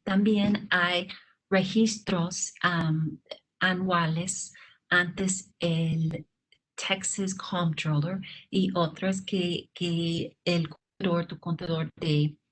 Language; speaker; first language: Spanish; non-native, fluent; English